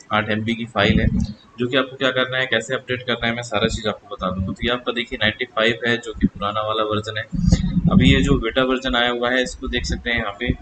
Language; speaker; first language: Hindi; native; Hindi